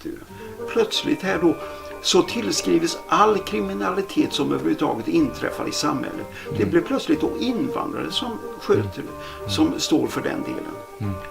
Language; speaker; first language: Swedish; native; Swedish